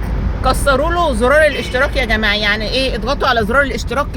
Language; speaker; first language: Arabic; native; Arabic